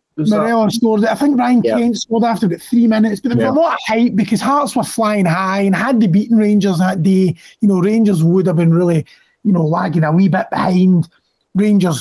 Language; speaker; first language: English; native; English